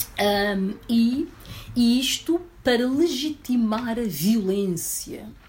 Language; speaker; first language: Portuguese; early bilingual, other home language; Upper Guinea Crioulo